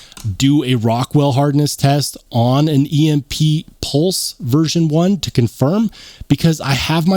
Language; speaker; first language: English; native; English